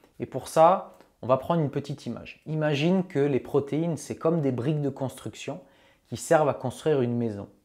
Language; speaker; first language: French; native; French